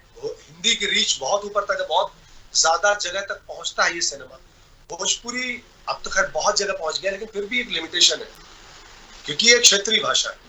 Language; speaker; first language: Hindi; non-native, local second language; Bhojpuri